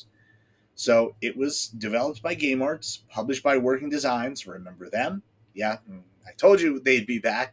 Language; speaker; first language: English; native; English